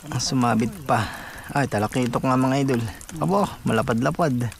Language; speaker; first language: Filipino; non-native, local second language; Bikol